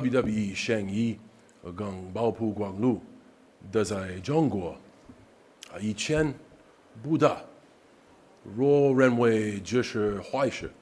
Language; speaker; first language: Chinese; non-native, learner; English